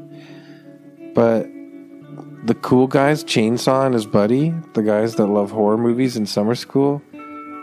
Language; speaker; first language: English; native; English